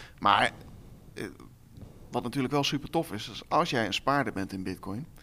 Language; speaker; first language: Dutch; native; Dutch